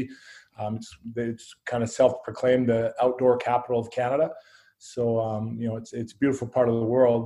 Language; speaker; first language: English; native; English